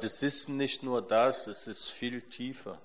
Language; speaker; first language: German; non-native, fluent; Portuguese